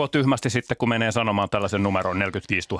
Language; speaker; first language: Finnish; native; Finnish